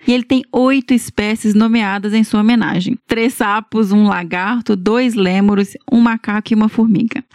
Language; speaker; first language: Portuguese; native; Portuguese